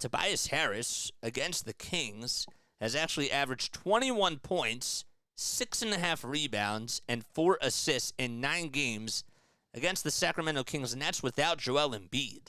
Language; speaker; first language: English; native; English